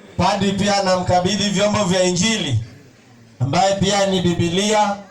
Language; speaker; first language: Swahili; non-native, local second language; Luo (Kenya and Tanzania)